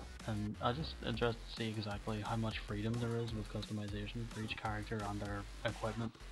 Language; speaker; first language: English; native; English